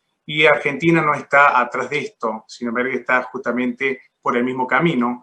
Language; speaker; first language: Spanish; native; Spanish